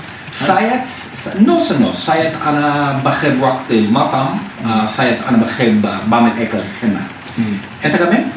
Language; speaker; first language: Arabic; non-native, learner; English